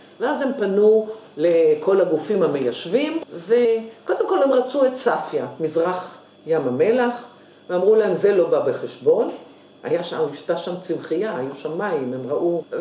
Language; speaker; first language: Hebrew; native; Hebrew